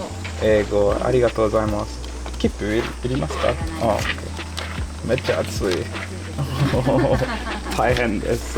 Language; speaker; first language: Japanese; non-native, learner; English